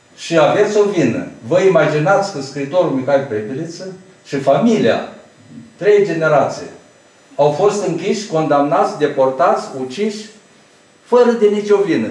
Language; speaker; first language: Romanian; native; Romanian